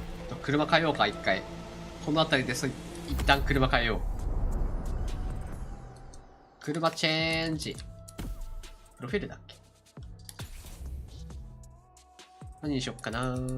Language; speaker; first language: Japanese; native; Japanese